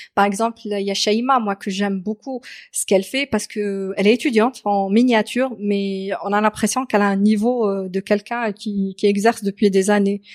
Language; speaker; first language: French; non-native, local second language; Arabic